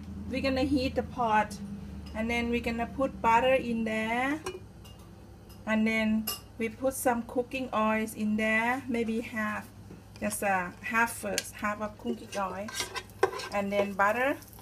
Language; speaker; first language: English; non-native, learner; Thai